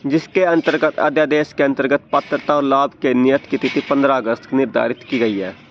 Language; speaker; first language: Hindi; native; Hindi